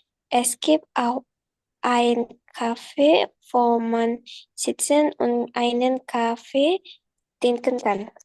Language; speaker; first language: German; non-native, learner; Indonesian